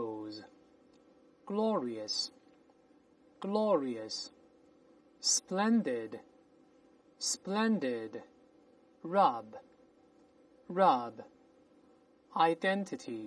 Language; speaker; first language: English; non-native, fluent; Chinese